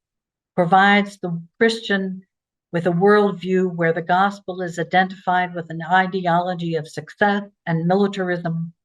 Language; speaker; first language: English; native; English